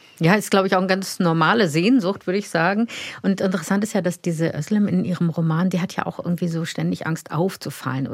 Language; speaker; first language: German; native; German